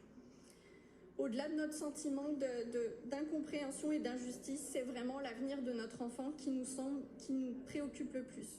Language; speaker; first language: French; native; French